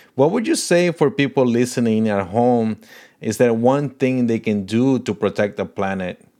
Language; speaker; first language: English; non-native, fluent; Portuguese